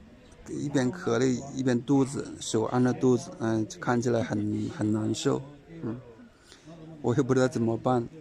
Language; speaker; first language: Chinese; native; Chinese